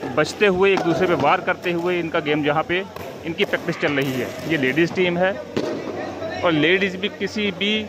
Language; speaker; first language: Hindi; native; Hindi